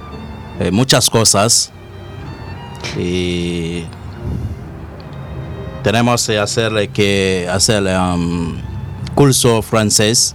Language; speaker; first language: Spanish; non-native, learner; Haitian Creole